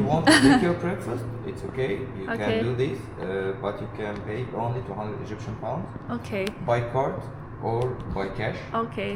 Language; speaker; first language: English; non-native, fluent; Arabic